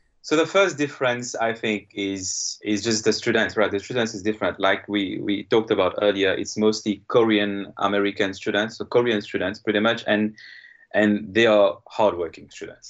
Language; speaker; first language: English; non-native, fluent; Morisyen